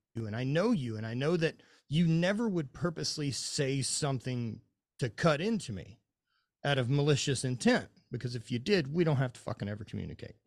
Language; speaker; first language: English; native; English